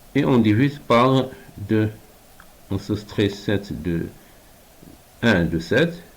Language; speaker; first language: French; non-native, local second language; Arabic